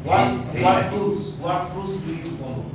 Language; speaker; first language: English; non-native, fluent; Bangla